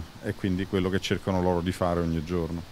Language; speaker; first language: Italian; native; Italian